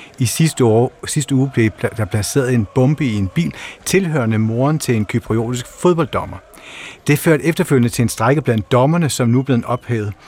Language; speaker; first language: Danish; native; Danish